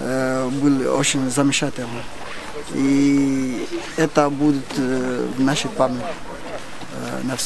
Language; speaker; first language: Russian; non-native, learner; Portuguese